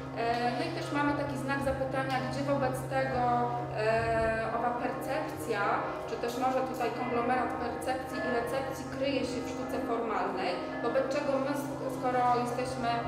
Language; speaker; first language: Polish; native; Polish